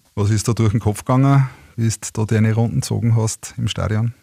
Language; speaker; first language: German; native; German